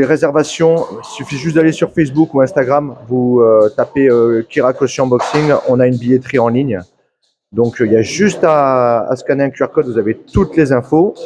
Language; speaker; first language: French; native; French